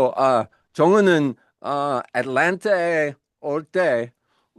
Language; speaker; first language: Korean; non-native, learner; English